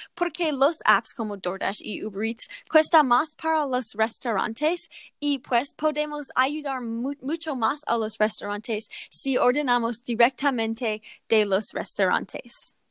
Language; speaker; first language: Spanish; non-native, learner; English